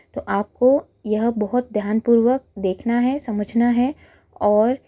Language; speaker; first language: Hindi; non-native, local second language; Marathi